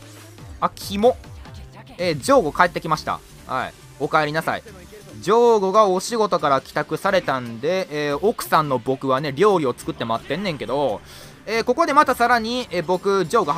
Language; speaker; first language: Japanese; native; Japanese